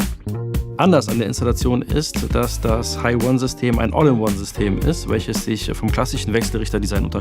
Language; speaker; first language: German; native; German